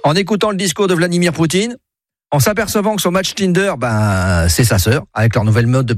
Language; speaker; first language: French; native; French